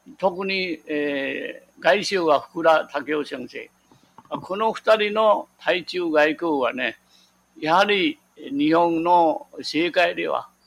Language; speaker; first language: Japanese; non-native, local second language; Min Nan Chinese